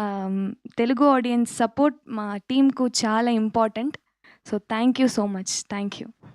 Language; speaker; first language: Telugu; non-native, local second language; Tamil